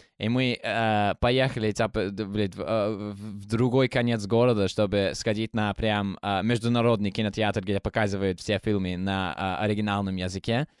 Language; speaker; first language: Russian; non-native, fluent; English